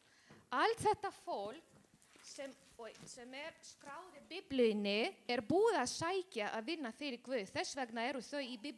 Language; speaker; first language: Icelandic; non-native, learner; Spanish